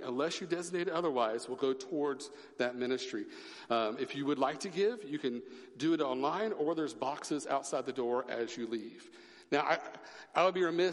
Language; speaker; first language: English; native; English